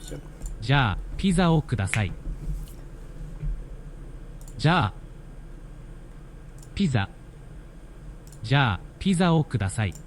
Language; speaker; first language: Japanese; non-native, learner; English